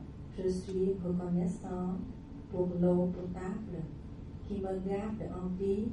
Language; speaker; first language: French; non-native, learner; Vietnamese